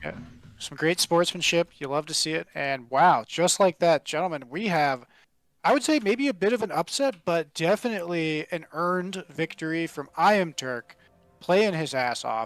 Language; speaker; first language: English; native; English